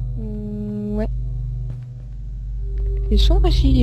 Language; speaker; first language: French; native; French